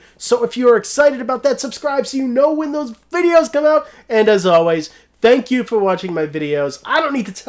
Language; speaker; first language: English; native; English